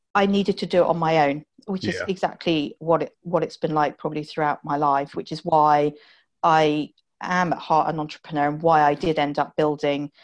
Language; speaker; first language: English; native; English